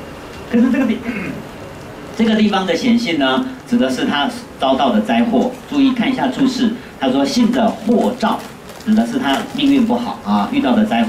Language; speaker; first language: Chinese; native; Chinese